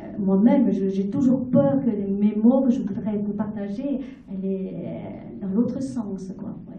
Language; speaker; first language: French; non-native, fluent; Vietnamese